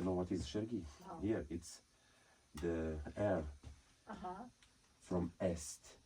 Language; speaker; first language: English; non-native, learner; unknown